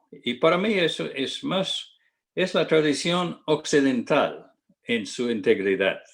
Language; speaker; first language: Spanish; non-native, fluent; English